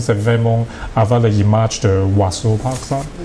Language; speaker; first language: French; non-native, learner; Cantonese